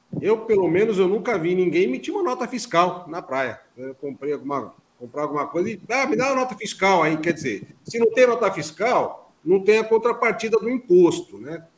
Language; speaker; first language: Portuguese; native; Portuguese